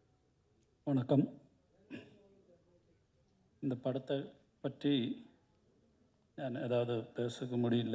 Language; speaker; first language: Tamil; non-native, learner; Malayalam